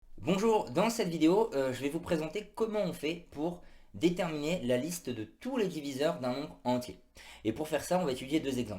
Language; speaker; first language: French; native; French